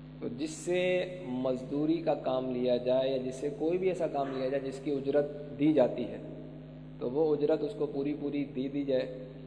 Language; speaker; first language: Urdu; native; Urdu